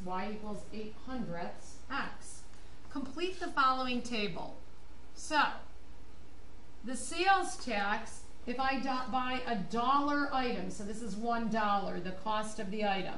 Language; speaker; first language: English; native; English